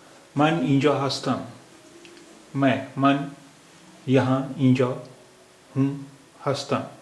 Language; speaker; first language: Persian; non-native, fluent; Urdu